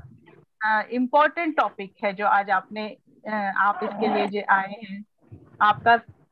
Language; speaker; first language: Hindi; native; Hindi